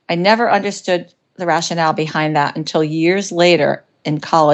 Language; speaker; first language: English; native; English